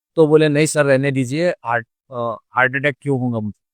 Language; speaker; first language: Hindi; non-native, local second language; Marathi